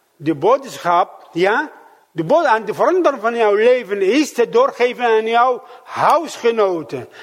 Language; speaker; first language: Dutch; non-native, fluent; Arabic